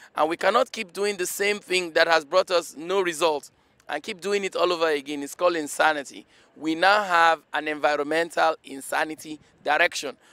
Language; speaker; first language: English; non-native, local second language; Igbo